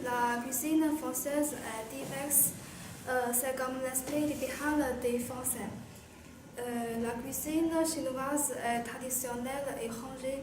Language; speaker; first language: French; non-native, learner; Chinese